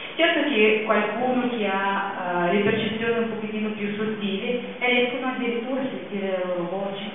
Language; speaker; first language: Italian; non-native, fluent; Russian